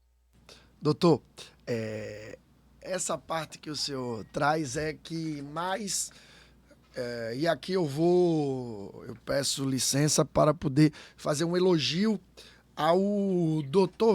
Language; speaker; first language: Portuguese; native; Portuguese